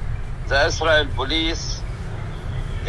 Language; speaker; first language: English; non-native, learner; Arabic